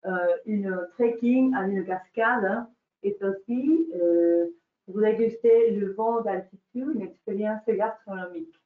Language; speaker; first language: French; non-native, learner; Spanish